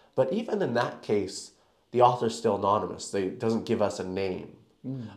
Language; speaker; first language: English; native; English